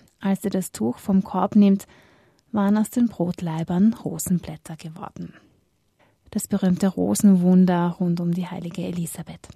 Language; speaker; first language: German; native; German